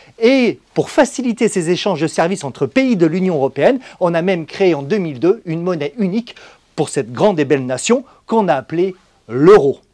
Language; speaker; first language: French; native; French